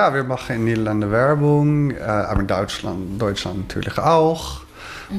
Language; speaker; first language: German; non-native, learner; Dutch